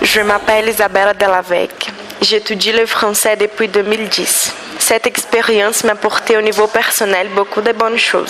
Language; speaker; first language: French; non-native, fluent; Portuguese